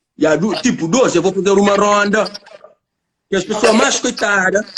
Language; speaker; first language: Portuguese; non-native, learner; Kabuverdianu